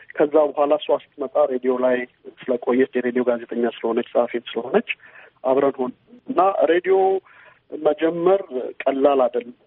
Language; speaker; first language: Amharic; native; Amharic